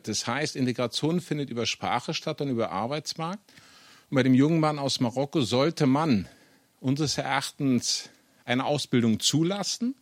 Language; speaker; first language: German; native; German